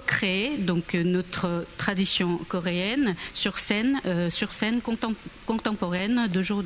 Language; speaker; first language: French; non-native, fluent; Korean